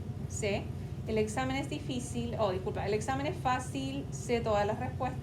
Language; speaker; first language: Spanish; non-native, fluent; English